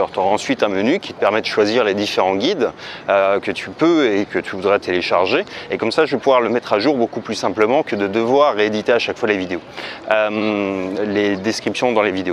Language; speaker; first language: French; native; French